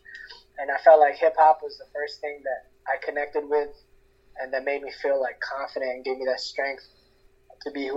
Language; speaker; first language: English; early bilingual, other home language; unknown